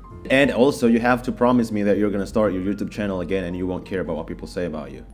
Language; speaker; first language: English; non-native, fluent; Indonesian